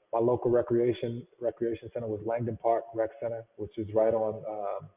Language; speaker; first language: English; native; English